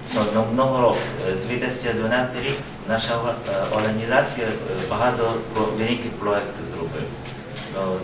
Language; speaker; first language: Ukrainian; non-native, learner; Chinese